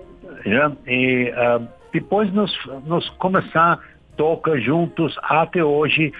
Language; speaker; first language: Portuguese; non-native, learner; German